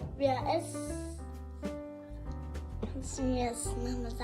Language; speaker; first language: German; early bilingual, other home language; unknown